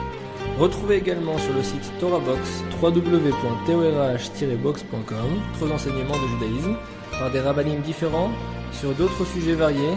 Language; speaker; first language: French; native; French